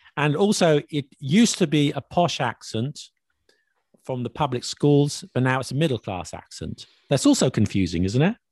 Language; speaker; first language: English; native; English